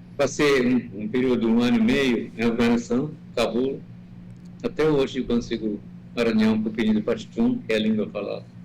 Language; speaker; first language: Portuguese; non-native, fluent; Malayalam